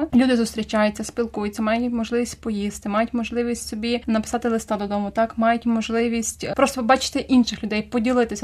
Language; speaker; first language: Ukrainian; native; Ukrainian